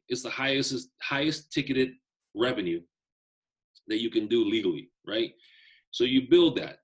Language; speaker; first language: English; native; English